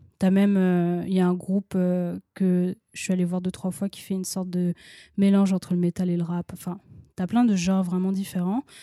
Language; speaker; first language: French; native; French